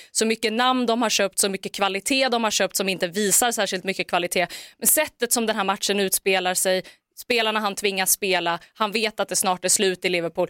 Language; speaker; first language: Swedish; native; Swedish